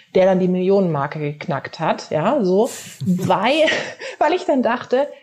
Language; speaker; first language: German; native; German